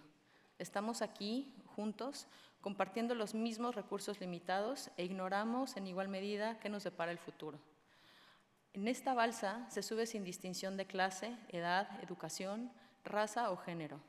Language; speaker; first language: Spanish; native; Spanish